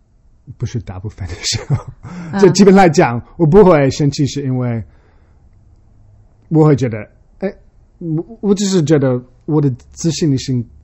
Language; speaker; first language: Chinese; early bilingual, heritage; Chinese